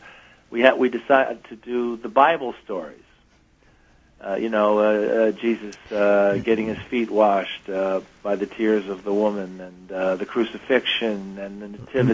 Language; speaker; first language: English; native; English